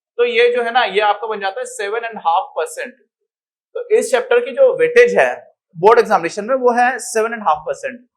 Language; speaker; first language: Hindi; native; Hindi